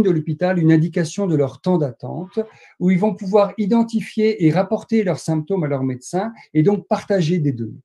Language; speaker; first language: French; native; French